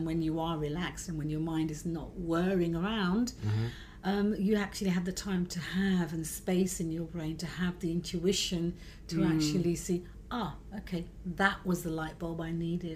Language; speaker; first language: English; native; English